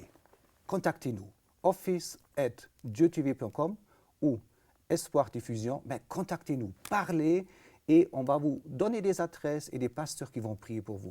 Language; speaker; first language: French; native; French